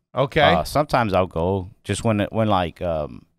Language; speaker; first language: English; native; English